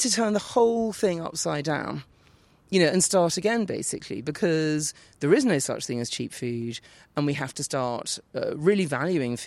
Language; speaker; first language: English; native; English